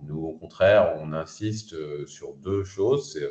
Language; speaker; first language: French; native; French